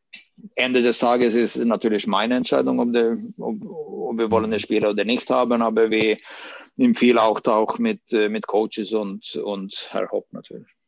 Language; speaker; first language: German; non-native, fluent; Swedish